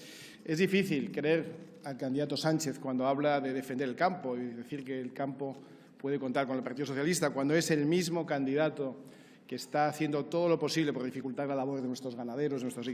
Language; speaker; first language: Spanish; native; Spanish